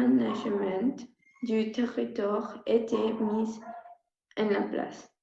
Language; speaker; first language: French; non-native, learner; Spanish